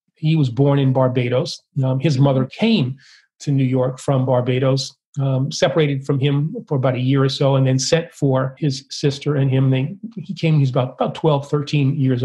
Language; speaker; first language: English; native; English